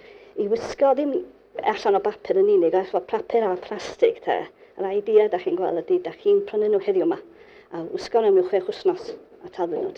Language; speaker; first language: Welsh; native; Welsh